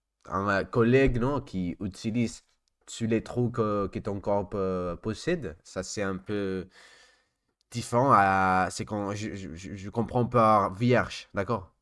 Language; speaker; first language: French; non-native, learner; Spanish